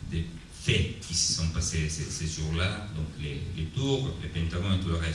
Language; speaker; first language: French; non-native, learner; Italian